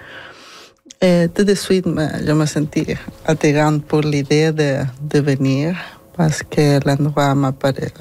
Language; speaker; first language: French; non-native, learner; Spanish